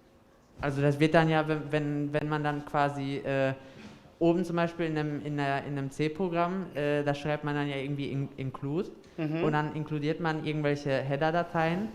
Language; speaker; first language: German; native; German